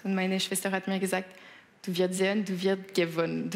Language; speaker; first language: German; non-native, local second language; French